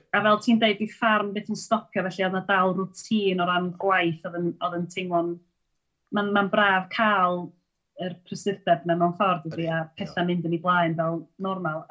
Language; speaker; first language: Welsh; native; Welsh